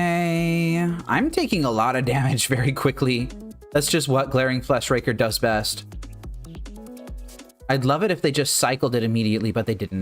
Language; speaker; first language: English; native; English